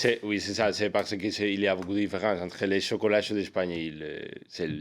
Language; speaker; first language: French; non-native, learner; Spanish